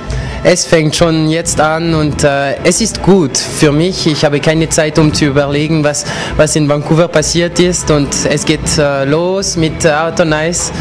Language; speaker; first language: German; non-native, local second language; French